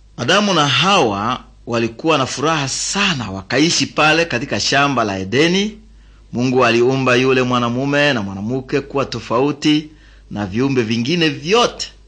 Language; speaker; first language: Swahili; native; Swahili